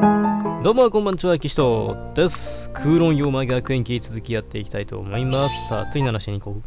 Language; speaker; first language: Japanese; native; Japanese